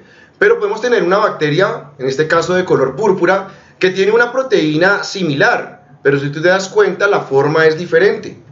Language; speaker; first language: Spanish; native; Spanish